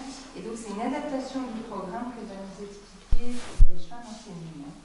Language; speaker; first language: French; native; French